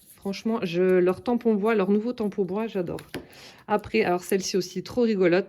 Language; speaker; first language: French; native; French